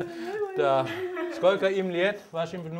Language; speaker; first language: Russian; non-native, learner; German